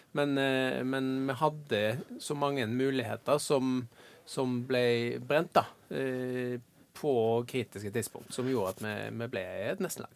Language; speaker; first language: Norwegian; native; Norwegian